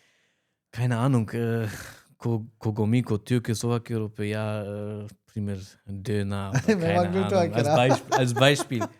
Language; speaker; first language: German; early bilingual, heritage; Romany